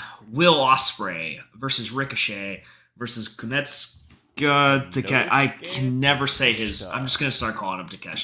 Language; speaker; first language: English; native; English